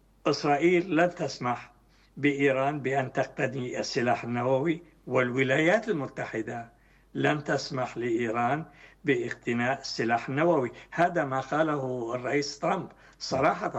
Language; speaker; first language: Arabic; native; Arabic